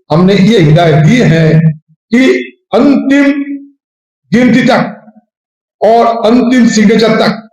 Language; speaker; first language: Hindi; non-native, local second language; Bangla